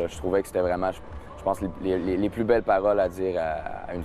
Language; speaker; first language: French; native; French